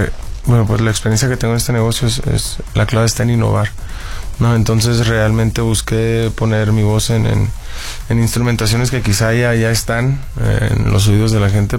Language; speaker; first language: Spanish; native; Spanish